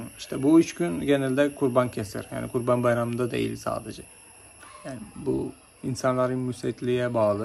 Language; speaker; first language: Turkish; non-native, fluent; Malayalam